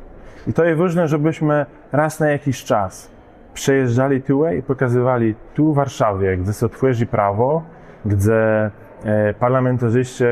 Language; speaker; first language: Polish; non-native, local second language; Kashubian